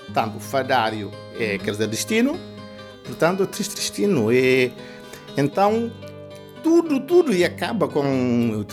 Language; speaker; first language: Portuguese; non-native, local second language; Kabuverdianu